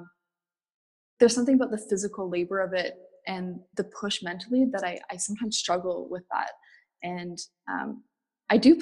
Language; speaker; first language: English; native; English